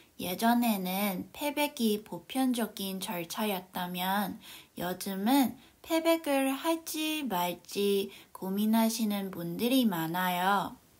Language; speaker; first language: Korean; non-native, fluent; Cantonese